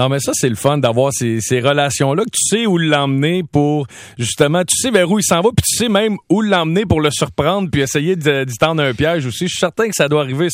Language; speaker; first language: French; native; French